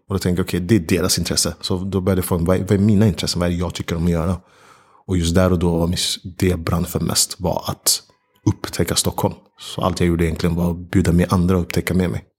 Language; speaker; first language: Swedish; early bilingual, other home language; Ganda